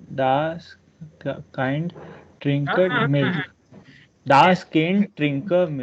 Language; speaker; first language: German; non-native, learner; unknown